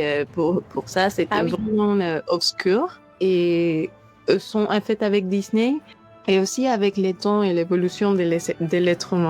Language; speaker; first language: French; non-native, fluent; Spanish